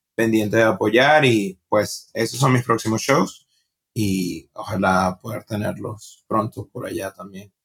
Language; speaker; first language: Spanish; native; Spanish